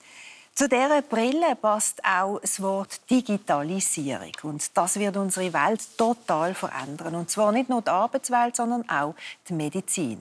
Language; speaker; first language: German; native; German